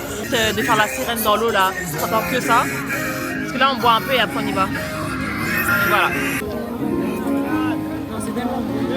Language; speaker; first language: French; native; French